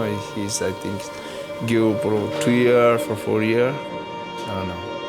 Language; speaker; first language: English; non-native, learner; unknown